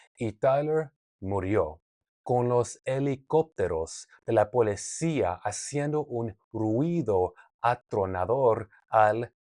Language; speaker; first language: Spanish; non-native, learner; English